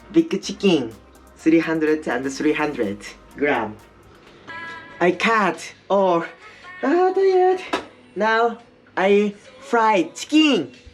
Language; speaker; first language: English; non-native, learner; Japanese